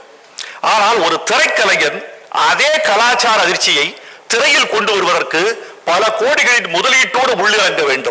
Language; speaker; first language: Tamil; native; Tamil